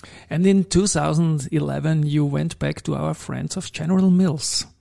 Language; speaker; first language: English; non-native, fluent; German